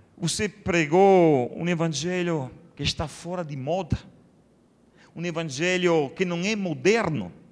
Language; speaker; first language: Portuguese; non-native, fluent; Italian